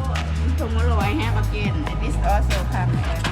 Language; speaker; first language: English; non-native, learner; Thai